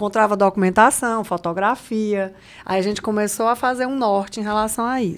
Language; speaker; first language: Portuguese; native; Portuguese